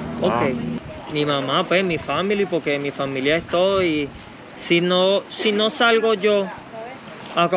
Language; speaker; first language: Spanish; native; Spanish